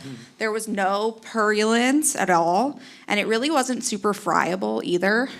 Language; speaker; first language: English; native; English